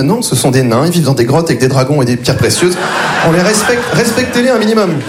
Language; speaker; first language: French; native; French